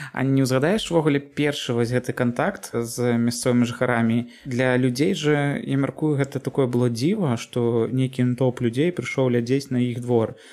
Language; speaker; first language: Belarusian; native; Belarusian